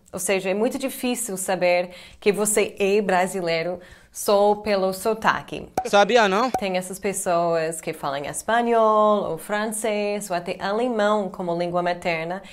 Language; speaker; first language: Portuguese; non-native, fluent; English